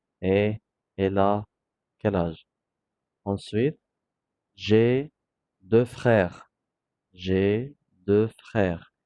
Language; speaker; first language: French; non-native, fluent; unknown